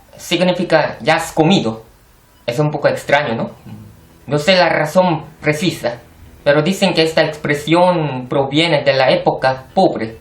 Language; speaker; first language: Spanish; non-native, fluent; Korean